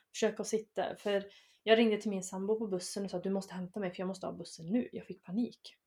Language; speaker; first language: Swedish; native; Swedish